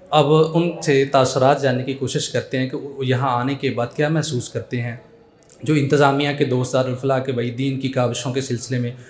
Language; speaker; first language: Urdu; native; Urdu